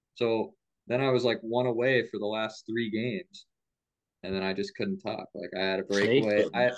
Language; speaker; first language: English; native; English